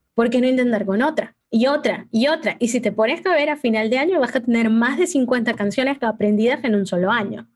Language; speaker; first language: Spanish; native; Spanish